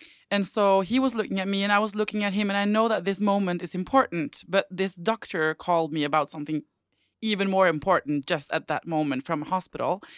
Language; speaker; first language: English; non-native, fluent; Norwegian